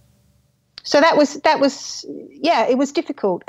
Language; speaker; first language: English; native; English